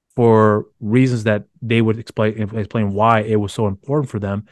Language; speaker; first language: English; early bilingual, other home language; Spanish